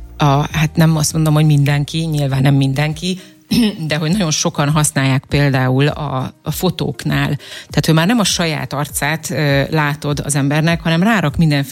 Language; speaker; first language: Hungarian; native; Hungarian